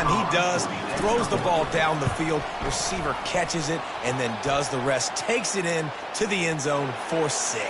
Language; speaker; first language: English; native; English